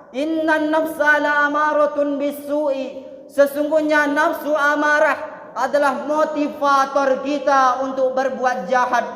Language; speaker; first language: Malay; non-native, local second language; Minangkabau